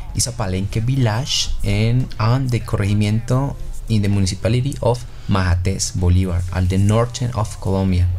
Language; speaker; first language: English; non-native, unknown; Spanish